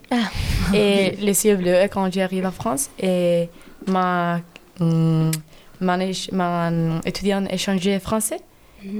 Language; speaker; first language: French; non-native, learner; Spanish